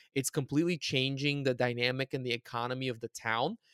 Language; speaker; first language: English; native; English